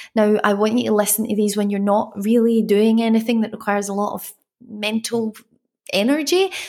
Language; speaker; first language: English; native; English